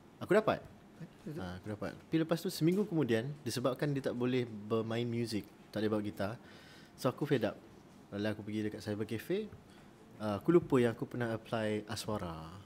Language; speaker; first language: Malay; native; Malay